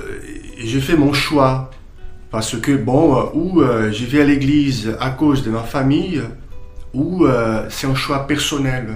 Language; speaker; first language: French; non-native, fluent; Portuguese